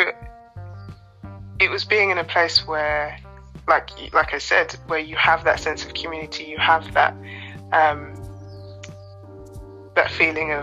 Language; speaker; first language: English; native; English